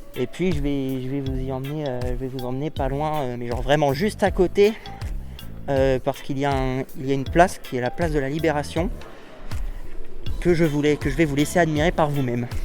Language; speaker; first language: French; native; French